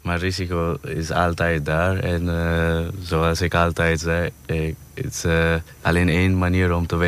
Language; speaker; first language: Dutch; non-native, fluent; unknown